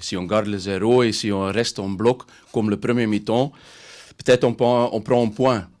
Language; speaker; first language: French; non-native, learner; Dutch